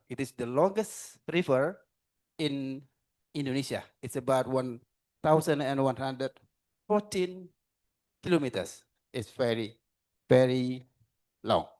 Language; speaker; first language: English; non-native, learner; Indonesian